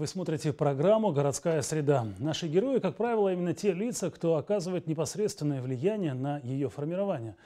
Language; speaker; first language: Russian; native; Russian